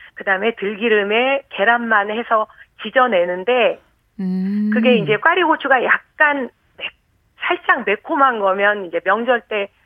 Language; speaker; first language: Korean; native; Korean